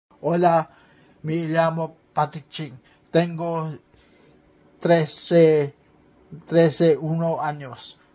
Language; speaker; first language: Spanish; non-native, learner; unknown